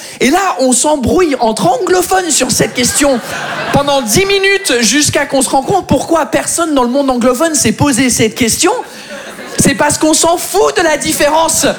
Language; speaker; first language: French; non-native, fluent; English